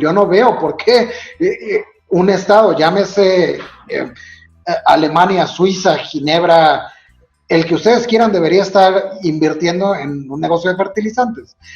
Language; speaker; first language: Spanish; native; Spanish